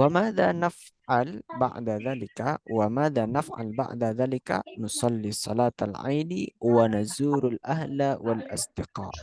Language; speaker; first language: Arabic; non-native, fluent; Indonesian